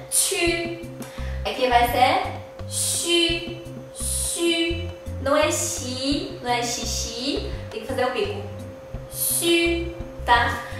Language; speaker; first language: Portuguese; non-native, fluent; Chinese